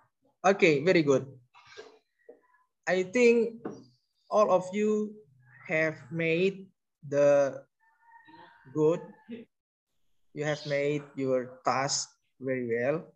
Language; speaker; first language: English; non-native, learner; Indonesian